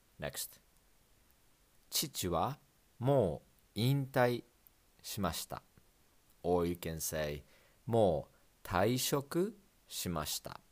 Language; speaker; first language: Japanese; non-native, fluent; English